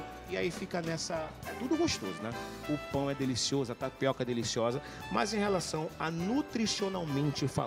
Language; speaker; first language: Portuguese; native; Portuguese